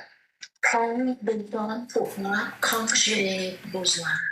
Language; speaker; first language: French; non-native, learner; Vietnamese